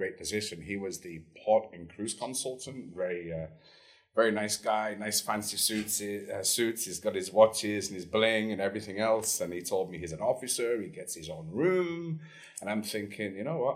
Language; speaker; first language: English; native; English